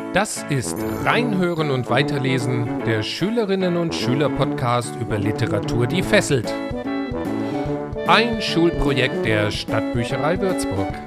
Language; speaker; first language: German; native; German